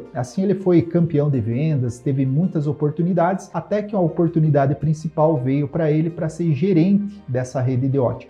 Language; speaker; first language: Portuguese; native; Portuguese